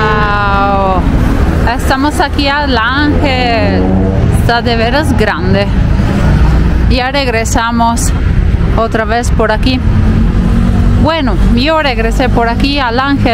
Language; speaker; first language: Spanish; non-native, fluent; Italian